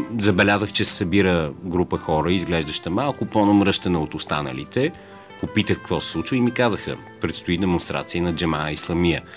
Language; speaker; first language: Bulgarian; native; Bulgarian